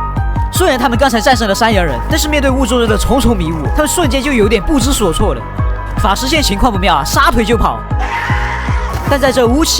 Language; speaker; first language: Chinese; native; Chinese